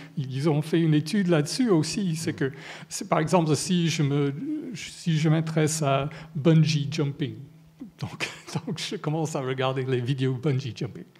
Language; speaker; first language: French; non-native, fluent; English